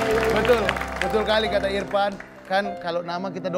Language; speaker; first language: Indonesian; native; Indonesian